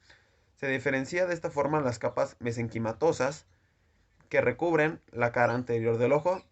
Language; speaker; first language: Spanish; native; Spanish